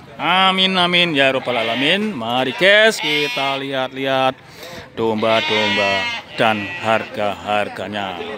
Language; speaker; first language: Indonesian; non-native, local second language; Javanese